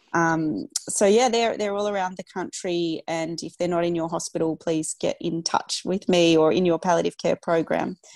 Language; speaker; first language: English; native; English